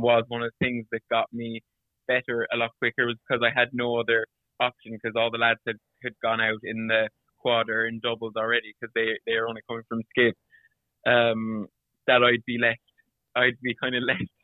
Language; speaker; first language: English; native; English